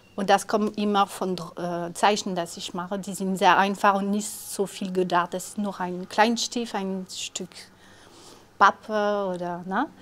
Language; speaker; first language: German; non-native, fluent; French